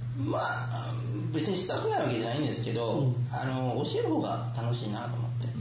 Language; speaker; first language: Japanese; non-native, fluent; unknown